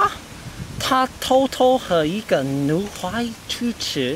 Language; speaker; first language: Chinese; non-native, learner; English